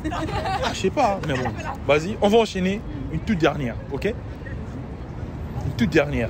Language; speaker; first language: French; native; French